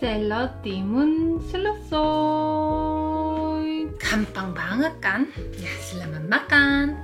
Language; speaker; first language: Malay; non-native, fluent; Korean